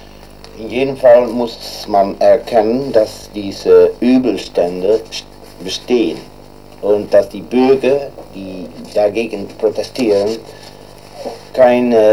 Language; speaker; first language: German; non-native, learner; Dutch